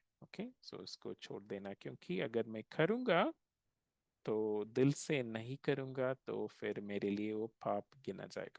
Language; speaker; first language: Hindi; non-native, local second language; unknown